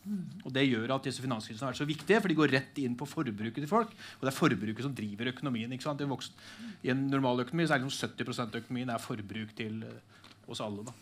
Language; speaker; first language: Norwegian; native; Norwegian